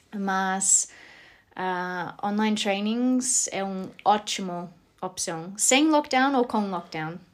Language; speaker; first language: Portuguese; non-native, learner; English